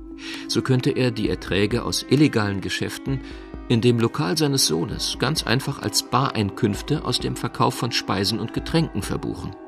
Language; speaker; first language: German; native; German